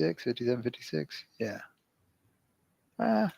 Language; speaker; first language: English; native; English